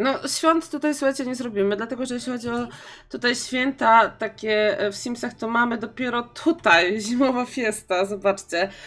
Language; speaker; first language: Polish; native; Polish